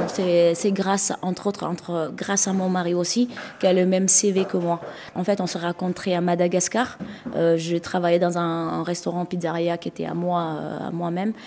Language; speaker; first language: French; non-native, local second language; Malagasy